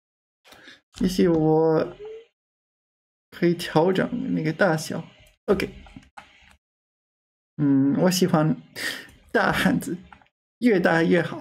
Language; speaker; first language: Chinese; non-native, learner; English